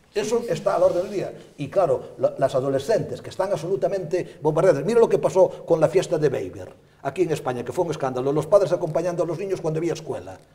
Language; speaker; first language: Spanish; native; Spanish